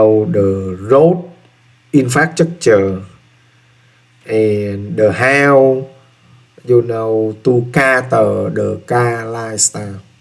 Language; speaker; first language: English; non-native, learner; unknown